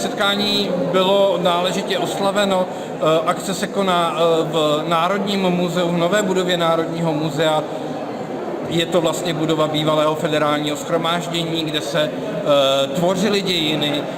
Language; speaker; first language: Czech; native; Czech